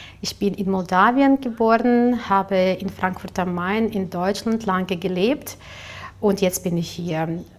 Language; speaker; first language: German; non-native, fluent; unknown